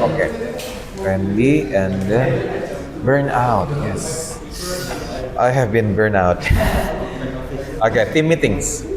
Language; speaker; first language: English; non-native, fluent; Indonesian